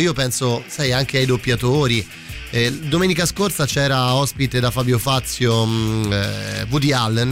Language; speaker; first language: Italian; native; Italian